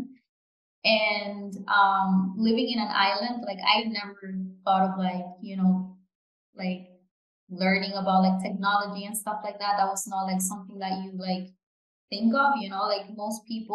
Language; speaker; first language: English; non-native, fluent; Japanese